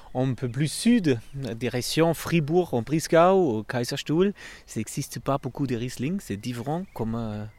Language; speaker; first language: French; non-native, learner; German